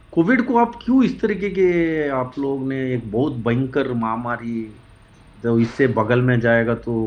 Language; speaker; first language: Hindi; non-native, local second language; Kannada